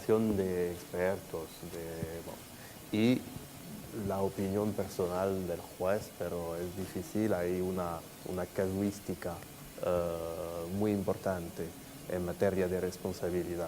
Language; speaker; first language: Spanish; non-native, fluent; French